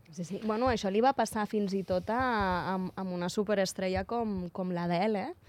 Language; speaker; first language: Catalan; native; Catalan